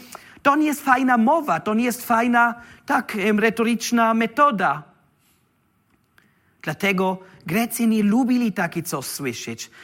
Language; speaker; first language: Polish; non-native, learner; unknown